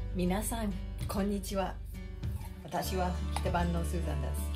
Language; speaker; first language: Japanese; non-native, fluent; English